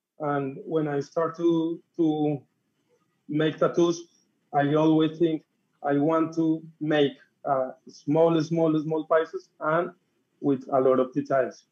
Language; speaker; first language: English; non-native, learner; Spanish